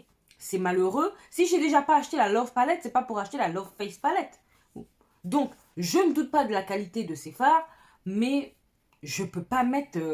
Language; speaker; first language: French; native; French